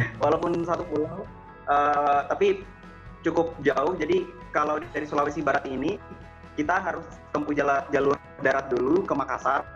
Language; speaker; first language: Indonesian; non-native, local second language; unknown